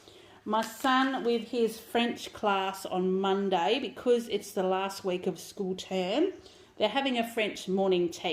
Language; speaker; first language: English; native; English